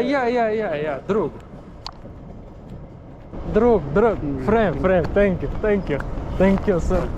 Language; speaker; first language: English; non-native, learner; Lithuanian